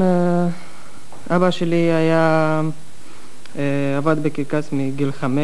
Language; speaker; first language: Hebrew; non-native, fluent; Romanian